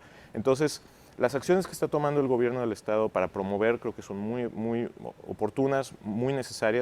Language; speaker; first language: Spanish; native; Spanish